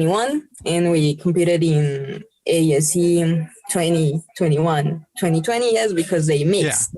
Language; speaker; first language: English; non-native, fluent; Spanish